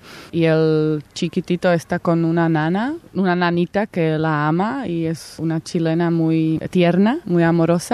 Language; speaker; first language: Spanish; non-native, fluent; Slovak